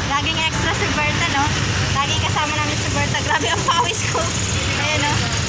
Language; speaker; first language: Filipino; native; Filipino